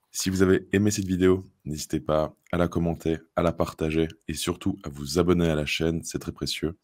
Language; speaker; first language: French; native; French